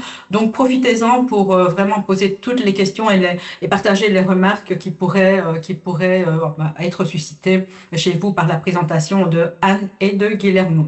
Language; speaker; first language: French; native; French